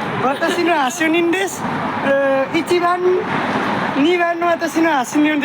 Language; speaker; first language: Japanese; non-native, learner; Nepali